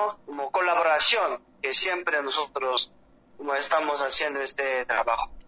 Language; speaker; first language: Spanish; non-native, learner; Korean